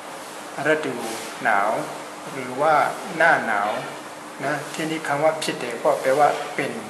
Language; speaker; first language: Thai; non-native, fluent; Burmese